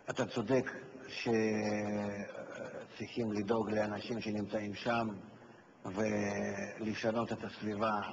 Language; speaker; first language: Hebrew; non-native, fluent; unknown